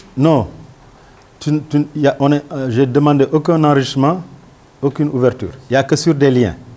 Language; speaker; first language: French; non-native, local second language; Wolof